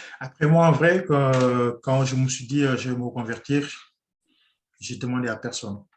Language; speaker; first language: French; non-native, local second language; Wolof